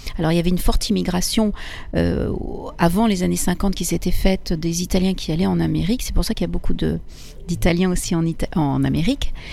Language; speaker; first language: French; early bilingual, other home language; Italian